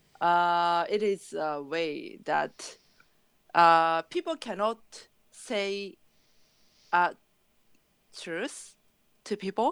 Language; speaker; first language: English; non-native, learner; Japanese